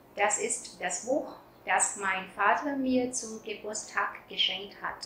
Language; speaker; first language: German; non-native, fluent; Vietnamese